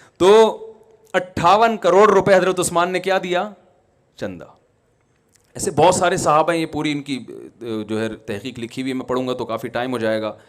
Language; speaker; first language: Urdu; native; Urdu